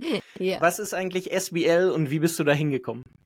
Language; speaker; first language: German; native; German